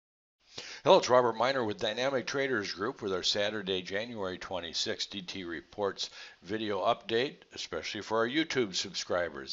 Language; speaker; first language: English; native; English